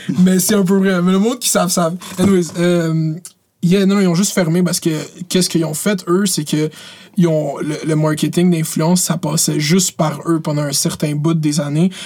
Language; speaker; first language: French; native; French